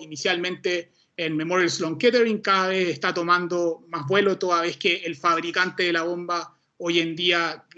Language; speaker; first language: Spanish; native; Spanish